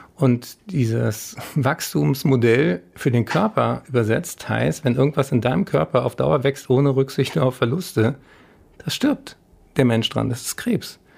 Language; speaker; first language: German; native; German